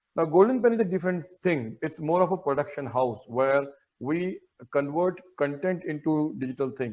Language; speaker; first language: English; non-native, local second language; Hindi